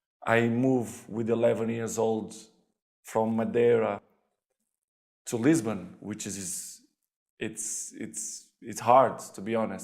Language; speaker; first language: English; non-native, fluent; Portuguese